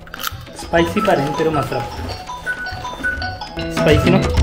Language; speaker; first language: Filipino; non-native, learner; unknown